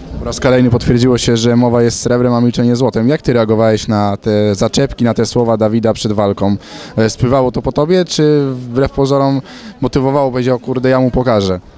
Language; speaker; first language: Polish; native; Polish